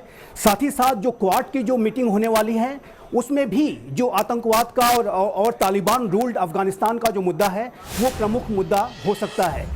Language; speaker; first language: Hindi; native; Hindi